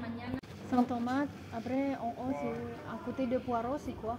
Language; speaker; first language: French; non-native, learner; Indonesian